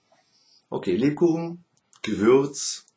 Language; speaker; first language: German; native; German